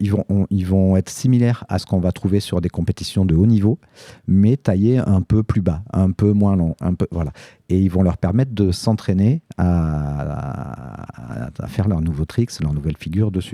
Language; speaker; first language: French; native; French